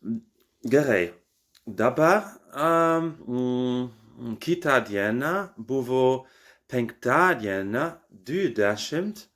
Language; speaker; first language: Lithuanian; non-native, learner; German